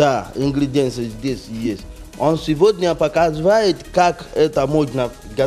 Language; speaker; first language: Russian; non-native, learner; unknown